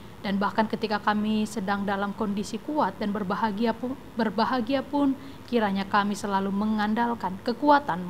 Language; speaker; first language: Indonesian; native; Indonesian